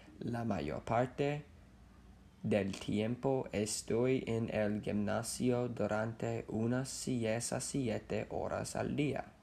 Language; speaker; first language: Spanish; non-native, learner; English